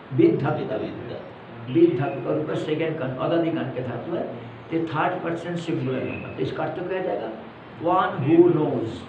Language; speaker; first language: Hindi; non-native, local second language; Malayalam